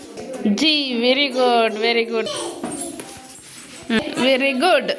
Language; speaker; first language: English; non-native, local second language; Kannada